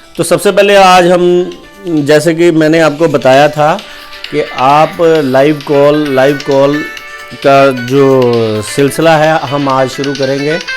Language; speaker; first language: Hindi; non-native, local second language; Punjabi